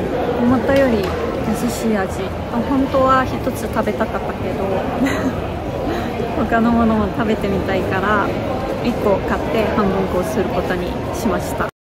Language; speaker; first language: Japanese; non-native, fluent; Korean